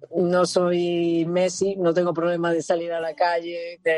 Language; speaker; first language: Spanish; native; Spanish